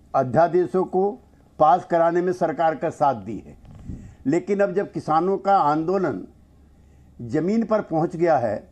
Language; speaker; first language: Hindi; native; Hindi